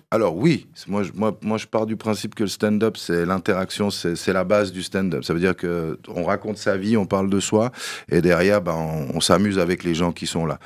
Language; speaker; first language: French; early bilingual, other home language; Kabyle